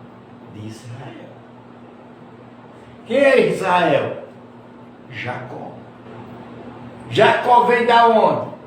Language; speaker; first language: Portuguese; native; Portuguese